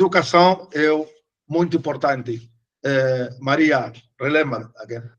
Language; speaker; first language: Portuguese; non-native, learner; Spanish